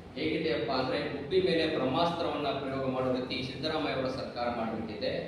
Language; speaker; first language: Kannada; non-native, local second language; Lambadi